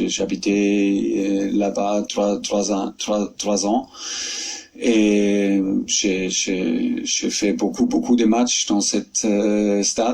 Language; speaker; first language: French; non-native, fluent; German